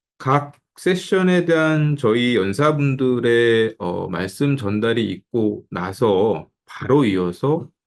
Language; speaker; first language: Korean; native; Korean